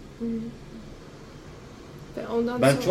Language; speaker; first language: Turkish; non-native, learner; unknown